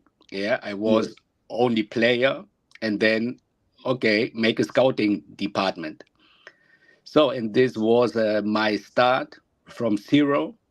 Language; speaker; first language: English; non-native, learner; German